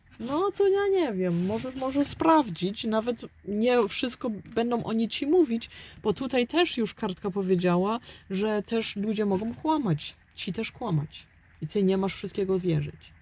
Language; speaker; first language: Polish; early bilingual, heritage; German